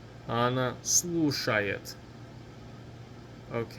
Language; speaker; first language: Russian; non-native, fluent; English